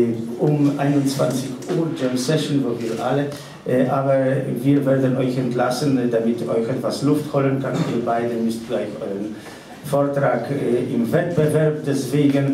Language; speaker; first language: German; non-native, fluent; Polish